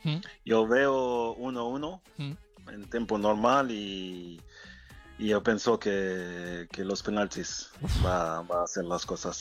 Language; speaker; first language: Spanish; non-native, fluent; French